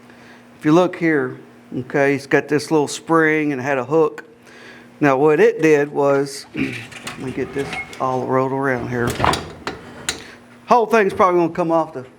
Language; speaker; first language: English; native; English